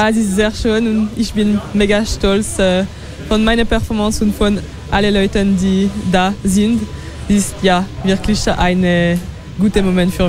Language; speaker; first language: German; non-native, local second language; French